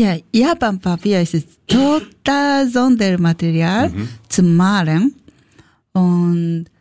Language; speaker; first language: German; non-native, learner; Japanese